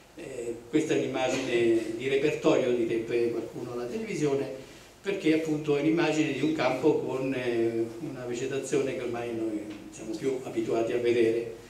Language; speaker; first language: Italian; native; Italian